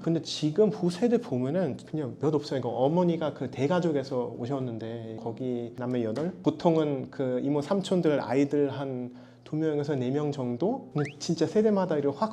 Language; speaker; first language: Korean; non-native, fluent; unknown